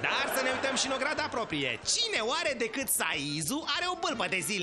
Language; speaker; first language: Romanian; native; Romanian